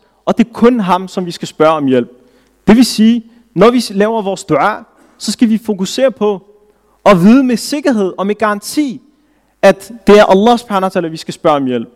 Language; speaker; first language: Danish; early bilingual, other home language; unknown